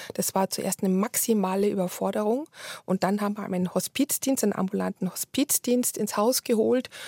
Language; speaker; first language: German; native; German